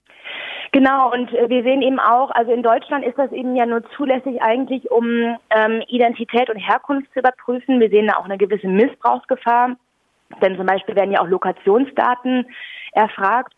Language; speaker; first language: German; native; German